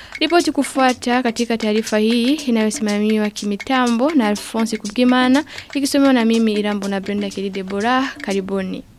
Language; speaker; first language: Swahili; non-native, local second language; Rundi